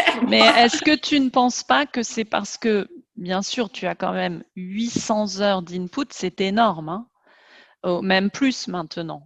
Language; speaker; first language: French; native; French